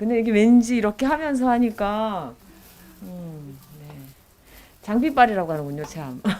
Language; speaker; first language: Korean; native; Korean